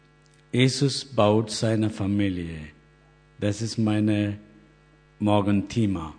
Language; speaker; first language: German; non-native, learner; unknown